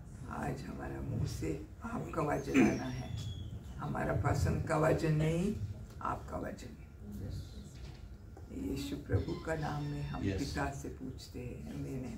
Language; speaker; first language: Hindi; non-native, local second language; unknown